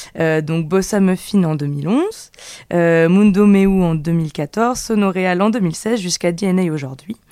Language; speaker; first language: French; native; French